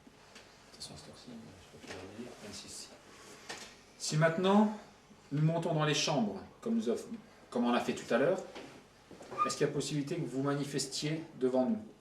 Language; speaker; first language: French; native; French